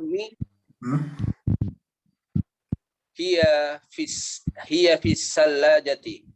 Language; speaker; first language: Arabic; non-native, learner; Indonesian